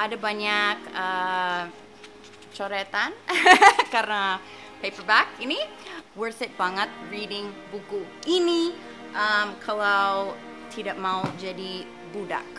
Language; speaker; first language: Indonesian; non-native, fluent; English